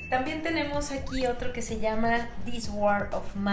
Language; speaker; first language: Spanish; native; Spanish